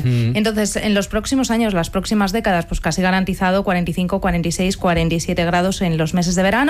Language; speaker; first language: Spanish; native; Spanish